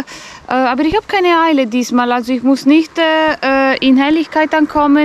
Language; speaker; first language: German; non-native, fluent; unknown